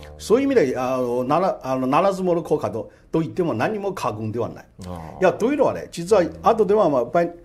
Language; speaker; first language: Japanese; non-native, fluent; Chinese